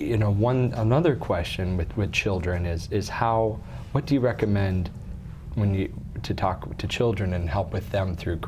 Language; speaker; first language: English; native; English